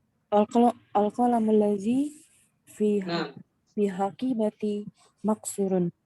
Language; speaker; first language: Arabic; non-native, learner; Indonesian